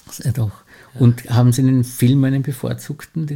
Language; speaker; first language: German; native; German